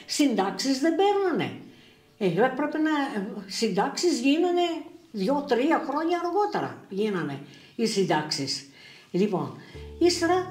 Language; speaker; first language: Greek; early bilingual, other home language; Russian